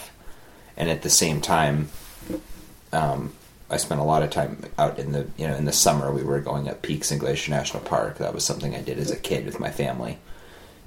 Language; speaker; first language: English; native; English